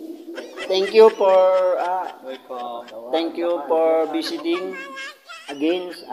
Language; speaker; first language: English; non-native, learner; Filipino